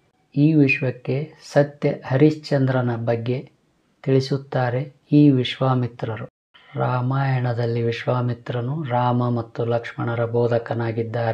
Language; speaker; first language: Kannada; native; Kannada